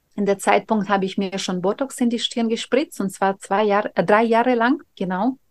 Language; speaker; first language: German; non-native, fluent; Russian